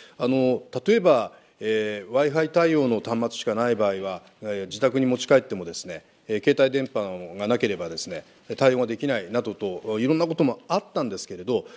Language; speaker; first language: Japanese; native; Japanese